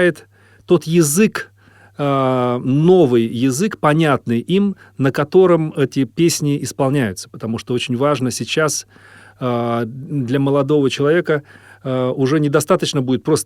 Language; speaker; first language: Russian; native; Russian